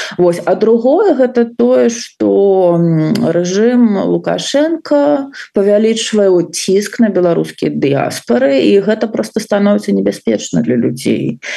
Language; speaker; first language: Belarusian; non-native, local second language; Russian